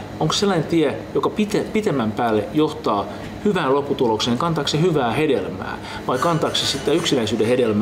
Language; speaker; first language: Finnish; native; Finnish